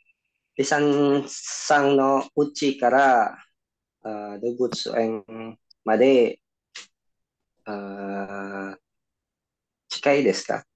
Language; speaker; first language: Japanese; non-native, learner; Indonesian